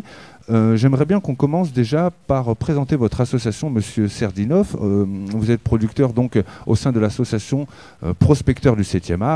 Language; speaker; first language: French; native; French